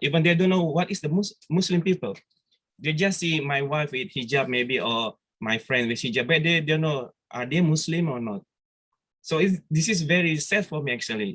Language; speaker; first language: English; non-native, fluent; Indonesian